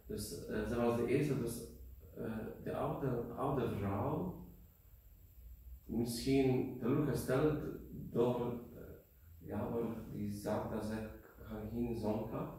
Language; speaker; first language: Dutch; non-native, learner; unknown